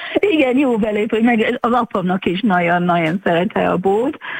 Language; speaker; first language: Hungarian; non-native, learner; English